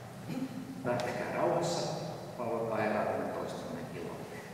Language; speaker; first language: Finnish; native; Finnish